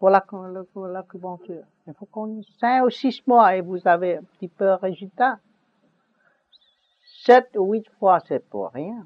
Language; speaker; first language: French; non-native, learner; Vietnamese